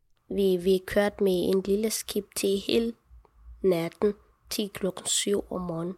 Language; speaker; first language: Danish; non-native, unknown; Tigrinya